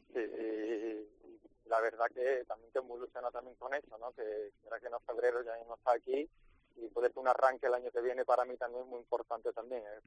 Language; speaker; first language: Spanish; native; Spanish